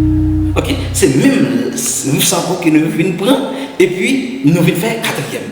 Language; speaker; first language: French; non-native, learner; Haitian Creole